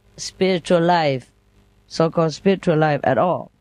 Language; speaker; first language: English; non-native, fluent; Vietnamese